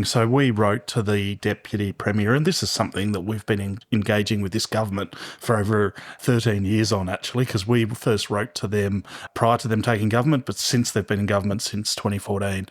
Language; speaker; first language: English; native; English